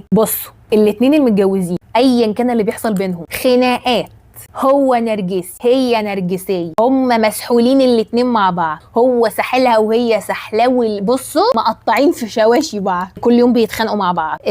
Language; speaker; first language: Arabic; native; Arabic